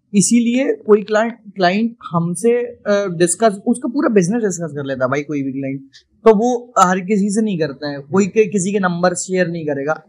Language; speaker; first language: Hindi; native; Hindi